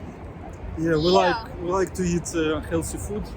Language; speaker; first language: English; non-native, fluent; Ukrainian